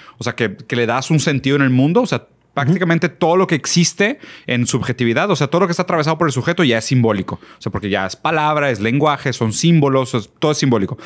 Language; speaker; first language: Spanish; early bilingual, other home language; Portuguese